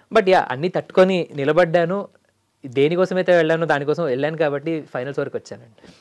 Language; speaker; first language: Telugu; native; Telugu